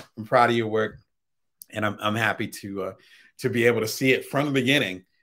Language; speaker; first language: English; native; English